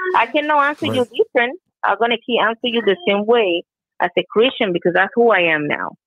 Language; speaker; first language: English; non-native, fluent; Spanish